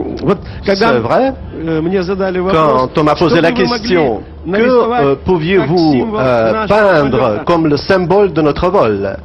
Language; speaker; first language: French; non-native, fluent; Russian